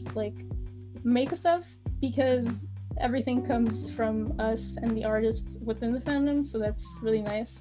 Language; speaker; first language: English; non-native, fluent; French